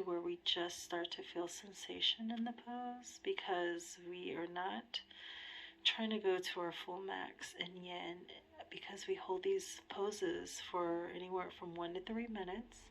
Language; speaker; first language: English; native; English